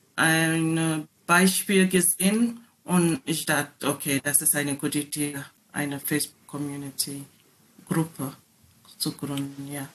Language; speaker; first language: German; non-native, learner; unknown